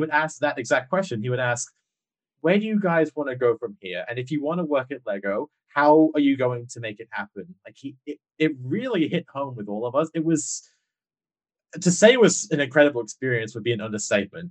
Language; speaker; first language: English; native; English